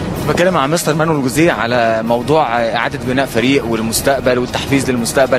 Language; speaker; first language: Arabic; native; Arabic